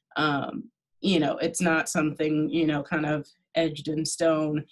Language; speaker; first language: English; native; English